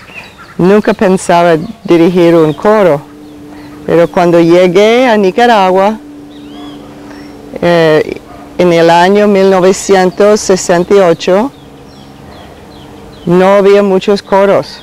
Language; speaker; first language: Spanish; non-native, fluent; English